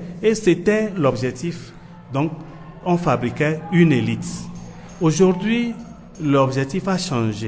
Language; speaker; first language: French; non-native, local second language; Ewe